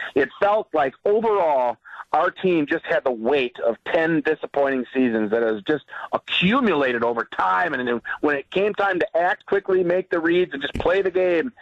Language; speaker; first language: English; native; English